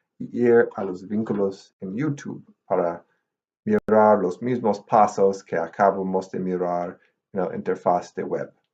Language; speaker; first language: Spanish; non-native, fluent; English